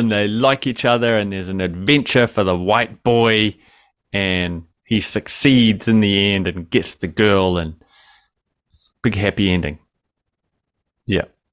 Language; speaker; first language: English; native; English